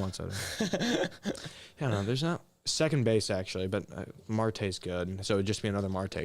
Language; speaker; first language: English; native; English